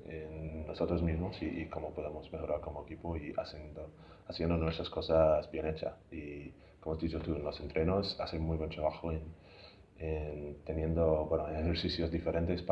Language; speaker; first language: Spanish; non-native, fluent; English